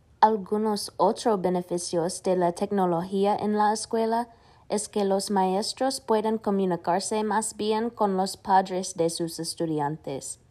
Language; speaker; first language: Spanish; non-native, learner; English